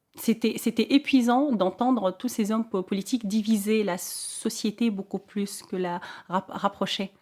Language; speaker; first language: French; non-native, local second language; Arabic